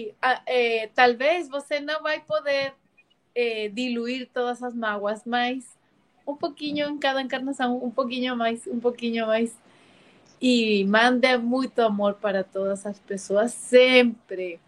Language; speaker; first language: Portuguese; non-native, learner; Spanish